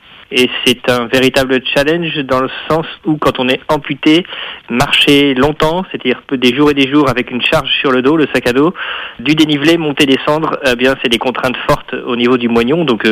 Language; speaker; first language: French; native; French